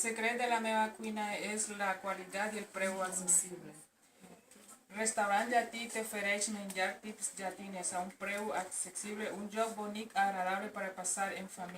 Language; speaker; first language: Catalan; non-native, learner; Spanish